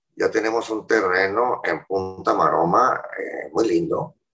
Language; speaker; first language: Spanish; native; Spanish